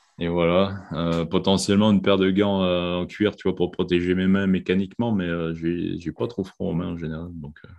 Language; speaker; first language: French; native; French